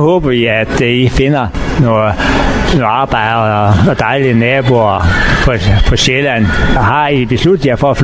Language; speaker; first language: Danish; native; Danish